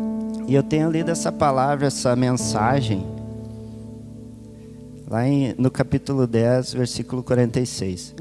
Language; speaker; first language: Portuguese; native; Portuguese